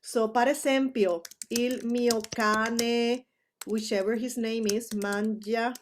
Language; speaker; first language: Italian; non-native, fluent; Spanish